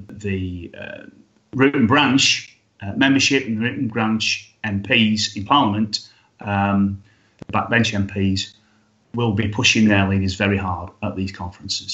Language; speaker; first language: English; native; English